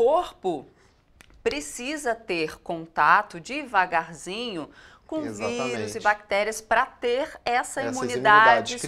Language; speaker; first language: Portuguese; native; Portuguese